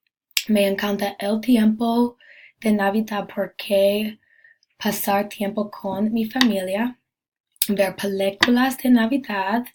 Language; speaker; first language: Spanish; non-native, learner; English